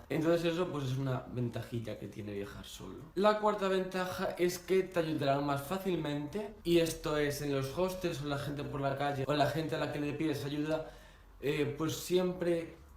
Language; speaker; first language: Spanish; native; Spanish